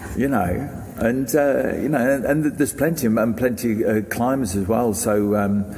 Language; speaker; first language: English; native; English